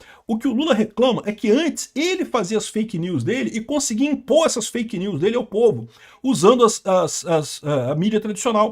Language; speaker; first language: Portuguese; native; Portuguese